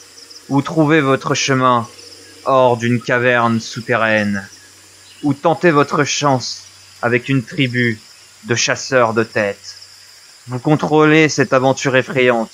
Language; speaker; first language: French; native; French